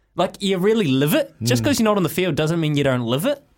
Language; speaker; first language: English; native; English